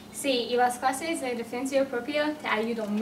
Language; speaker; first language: Spanish; non-native, learner; English